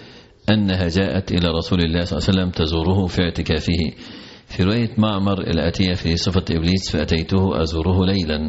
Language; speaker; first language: Arabic; native; Arabic